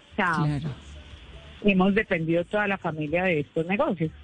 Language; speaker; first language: Spanish; native; Spanish